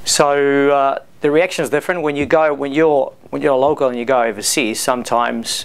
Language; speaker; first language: English; non-native, fluent; Spanish